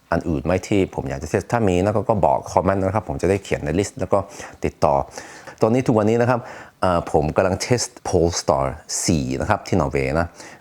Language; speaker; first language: Thai; non-native, fluent; Swedish